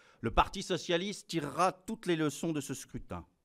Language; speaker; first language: French; native; French